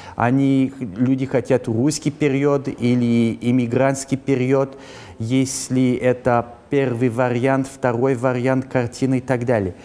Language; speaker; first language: Russian; early bilingual, heritage; Russian